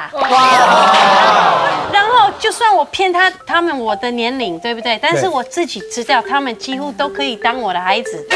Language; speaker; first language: Chinese; non-native, learner; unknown